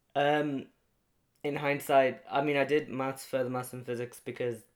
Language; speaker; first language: English; native; English